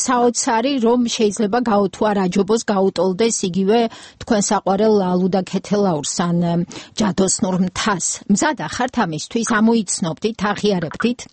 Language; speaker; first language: Georgian; native; Georgian